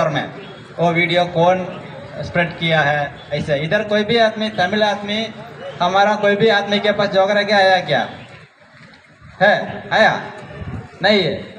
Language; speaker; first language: Hindi; non-native, local second language; Tamil